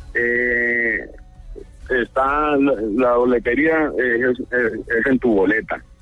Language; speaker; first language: Spanish; native; Spanish